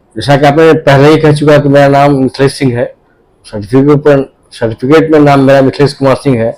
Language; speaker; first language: Hindi; native; Hindi